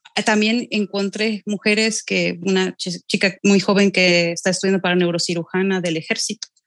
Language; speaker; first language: Spanish; native; Spanish